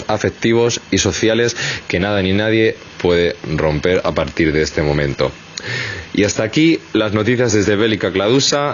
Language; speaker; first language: Spanish; native; Spanish